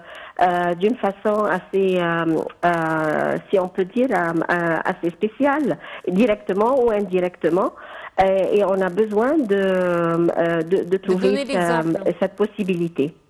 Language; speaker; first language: French; non-native, fluent; Arabic